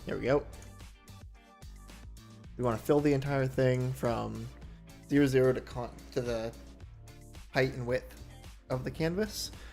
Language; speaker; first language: English; native; English